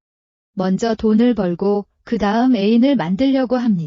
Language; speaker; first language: Korean; non-native, learner; Nepali